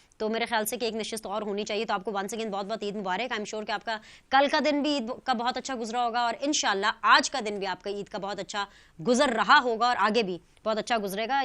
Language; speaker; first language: Urdu; native; Urdu